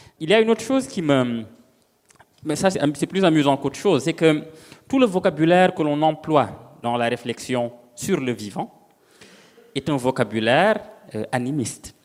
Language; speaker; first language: French; non-native, local second language; Serer